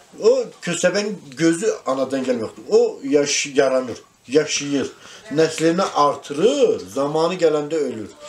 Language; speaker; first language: Azerbaijani; non-native, local second language; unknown